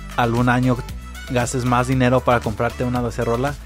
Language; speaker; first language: Spanish; early bilingual, heritage; Spanish